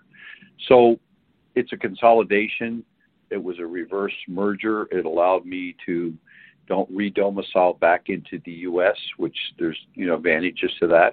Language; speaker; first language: English; native; English